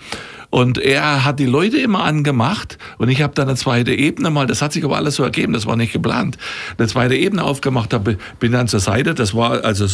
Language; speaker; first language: German; native; German